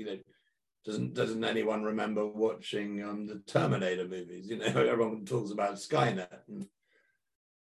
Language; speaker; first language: English; native; English